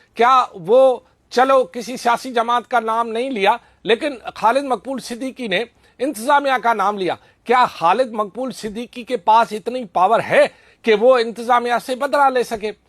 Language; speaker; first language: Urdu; non-native, local second language; Sindhi